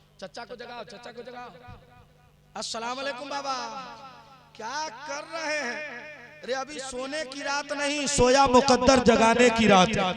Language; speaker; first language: Hindi; native; Hindi